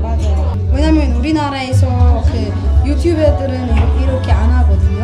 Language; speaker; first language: Korean; non-native, fluent; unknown